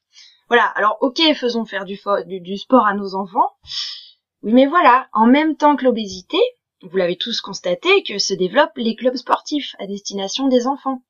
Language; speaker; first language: French; native; French